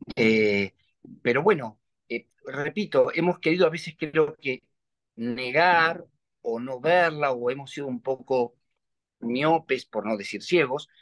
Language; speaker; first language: Spanish; native; Spanish